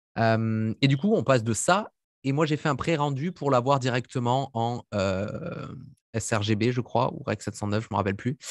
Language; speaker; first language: French; native; French